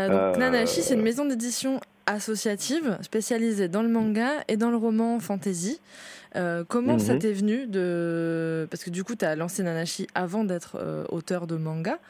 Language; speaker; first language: French; native; French